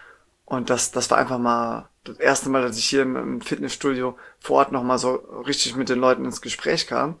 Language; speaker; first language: German; native; German